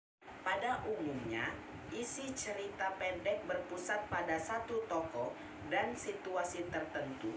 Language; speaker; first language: Indonesian; native; Indonesian